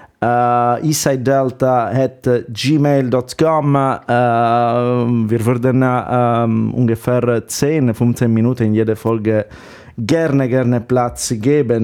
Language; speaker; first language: German; non-native, learner; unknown